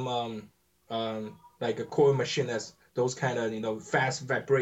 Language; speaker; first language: English; non-native, learner; Chinese